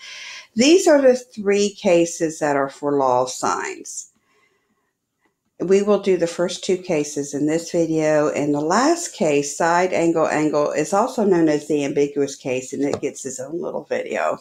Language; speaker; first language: English; native; English